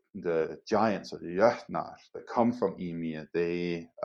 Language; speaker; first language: English; non-native, fluent; Danish